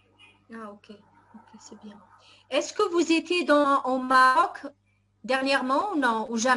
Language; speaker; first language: French; non-native, fluent; Italian